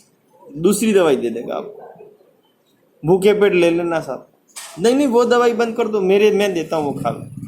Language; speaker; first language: Hindi; native; Hindi